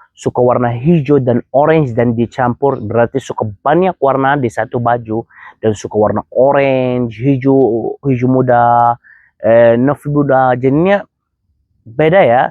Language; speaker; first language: Indonesian; non-native, fluent; Arabic